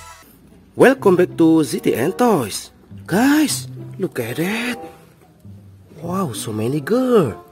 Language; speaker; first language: English; non-native, learner; Indonesian